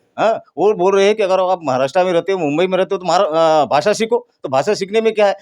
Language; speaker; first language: Hindi; native; Hindi